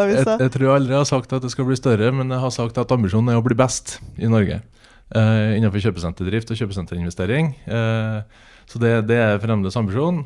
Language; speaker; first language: Norwegian; native; Norwegian